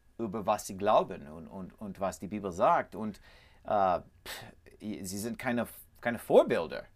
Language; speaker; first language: German; non-native, learner; English